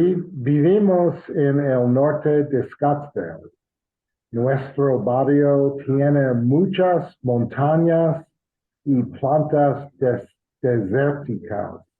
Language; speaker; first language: Spanish; non-native, learner; English